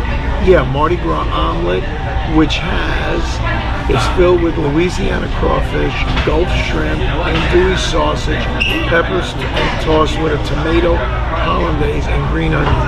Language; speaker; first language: English; native; English